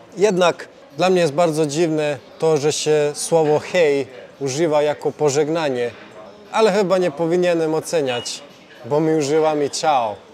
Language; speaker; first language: Polish; non-native, fluent; Serbian